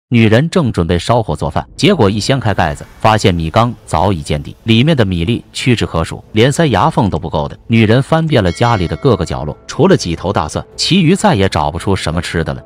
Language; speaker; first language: Chinese; native; Chinese